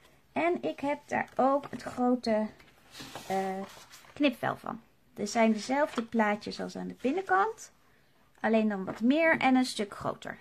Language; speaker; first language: Dutch; native; Dutch